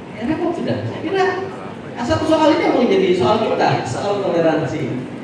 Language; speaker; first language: Indonesian; non-native, local second language; Madurese